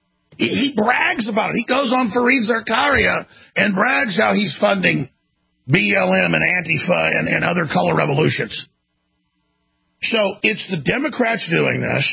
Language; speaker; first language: English; native; English